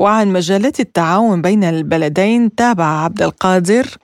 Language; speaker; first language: Arabic; native; Arabic